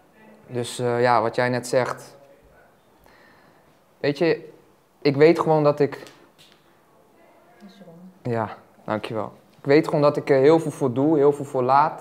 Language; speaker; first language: Dutch; native; Dutch